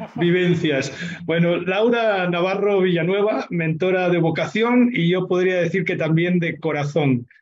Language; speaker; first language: Spanish; native; Spanish